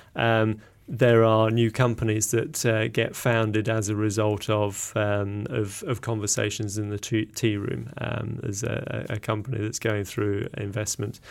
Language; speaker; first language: English; native; English